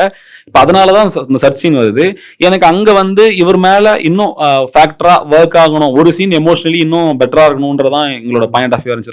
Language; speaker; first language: Tamil; native; Tamil